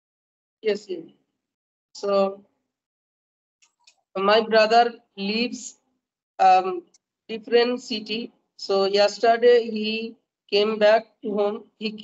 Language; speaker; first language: English; non-native, learner; Hindi